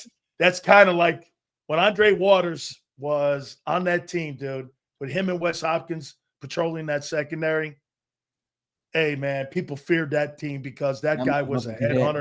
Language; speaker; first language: English; native; English